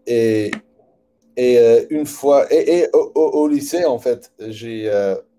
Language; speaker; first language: French; non-native, learner; English